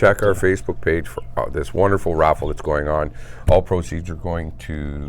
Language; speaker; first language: English; native; English